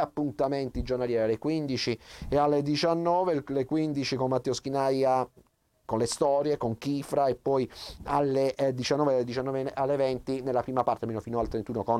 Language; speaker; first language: Italian; native; Italian